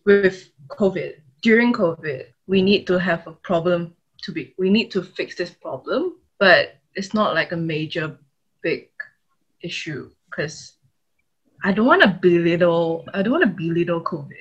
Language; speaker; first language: English; non-native, local second language; Chinese